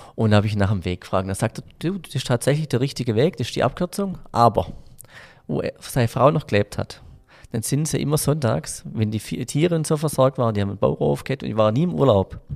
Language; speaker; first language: German; native; German